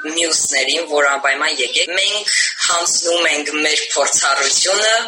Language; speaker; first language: Armenian; early bilingual, heritage; Armenian